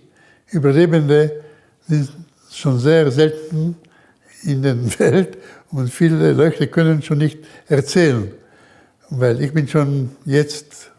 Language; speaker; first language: German; early bilingual, heritage; German